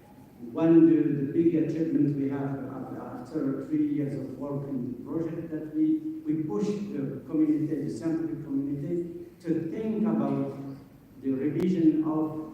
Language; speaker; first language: English; non-native, fluent; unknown